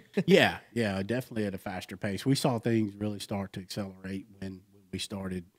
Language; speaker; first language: English; native; English